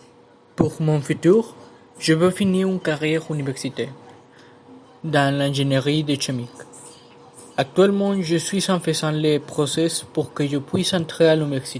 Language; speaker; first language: French; non-native, learner; Spanish